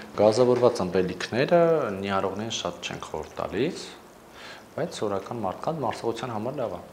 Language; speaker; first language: Armenian; native; Armenian